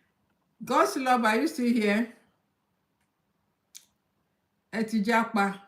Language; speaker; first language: English; non-native, local second language; Yoruba